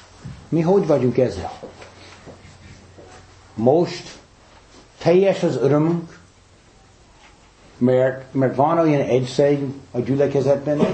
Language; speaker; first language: Hungarian; non-native, fluent; English